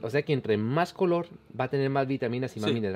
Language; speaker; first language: Spanish; native; Spanish